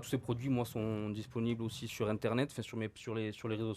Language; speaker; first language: French; native; French